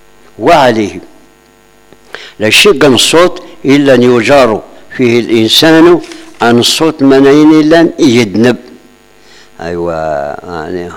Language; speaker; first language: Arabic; non-native, local second language; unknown